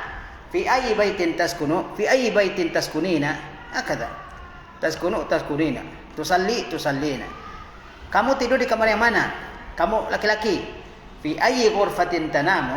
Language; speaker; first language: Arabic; non-native, fluent; Indonesian